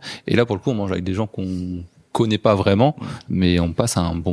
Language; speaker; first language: French; native; French